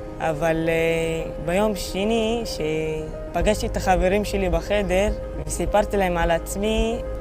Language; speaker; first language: Hebrew; non-native, local second language; Arabic